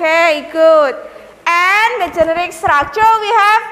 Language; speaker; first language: English; non-native, learner; Indonesian